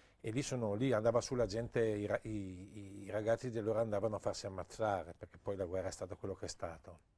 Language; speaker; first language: Italian; native; Italian